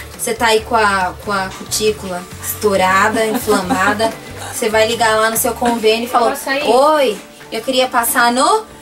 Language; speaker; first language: Portuguese; native; Portuguese